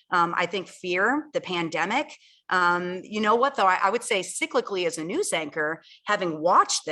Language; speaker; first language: English; native; English